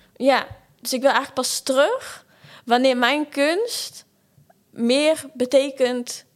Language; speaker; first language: Dutch; early bilingual, other home language; Portuguese